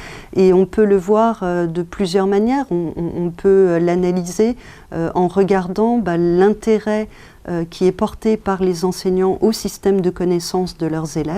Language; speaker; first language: French; native; French